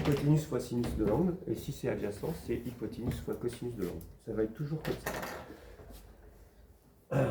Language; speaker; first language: French; native; French